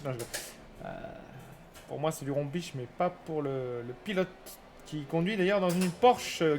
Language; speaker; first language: French; native; French